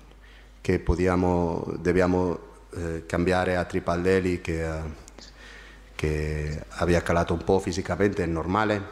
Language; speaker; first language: Italian; non-native, fluent; Spanish